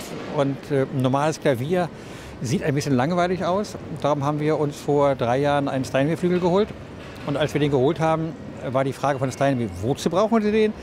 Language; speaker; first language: German; native; German